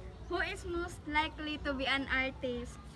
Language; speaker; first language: English; non-native, local second language; Filipino